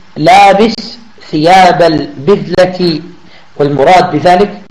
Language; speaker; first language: Arabic; native; Arabic